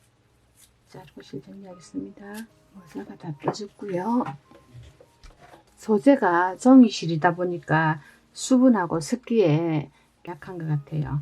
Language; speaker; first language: Korean; native; Korean